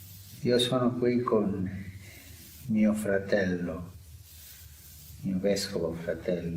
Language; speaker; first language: Italian; non-native, fluent; Spanish